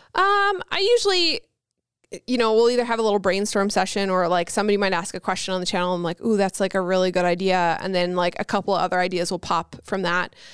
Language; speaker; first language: English; native; English